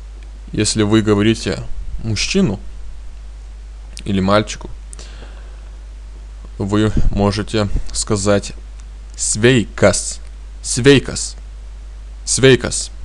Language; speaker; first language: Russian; non-native, fluent; Lithuanian